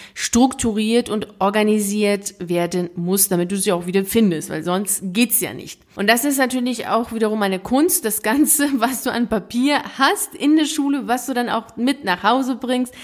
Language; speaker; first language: German; native; German